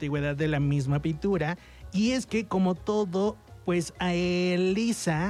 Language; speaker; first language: Spanish; native; Spanish